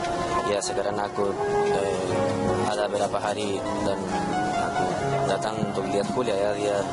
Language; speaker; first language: Indonesian; non-native, fluent; Spanish